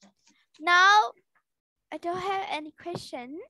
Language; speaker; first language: English; non-native, learner; Vietnamese